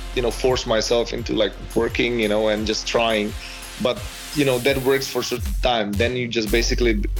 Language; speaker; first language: English; non-native, fluent; Czech